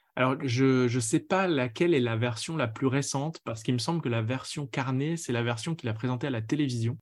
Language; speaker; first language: French; native; French